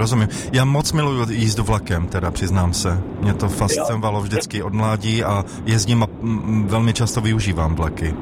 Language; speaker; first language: Czech; native; Czech